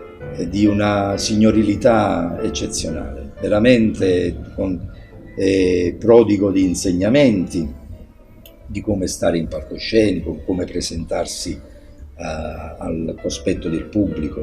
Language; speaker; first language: Italian; native; Italian